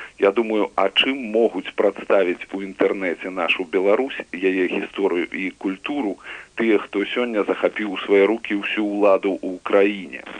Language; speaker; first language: Belarusian; native; Belarusian